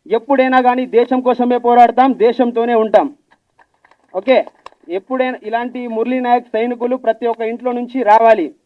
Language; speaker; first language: Telugu; non-native, local second language; Lambadi